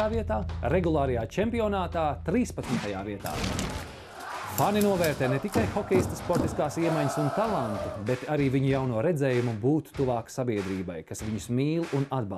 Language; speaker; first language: Latvian; native; Latvian